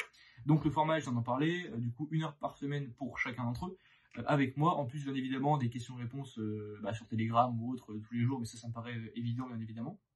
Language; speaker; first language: French; native; French